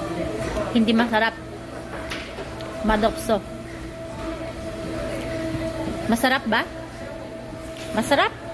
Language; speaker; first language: Filipino; non-native, fluent; Korean